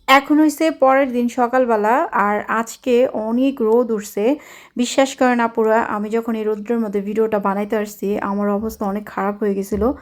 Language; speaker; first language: Bangla; native; Bangla